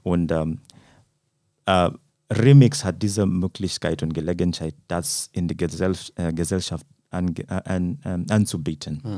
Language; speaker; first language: German; non-native, fluent; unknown